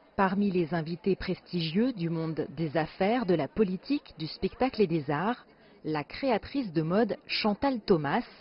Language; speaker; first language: French; native; French